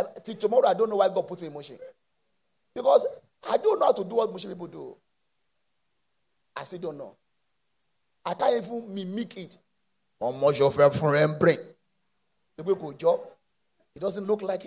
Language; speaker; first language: English; non-native, local second language; Yoruba